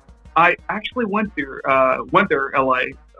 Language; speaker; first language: English; non-native, fluent; Japanese